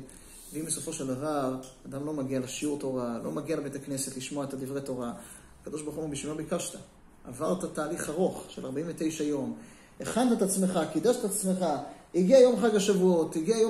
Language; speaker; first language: Hebrew; native; Hebrew